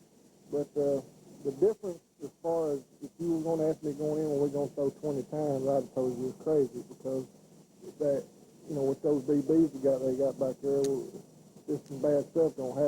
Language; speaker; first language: English; native; English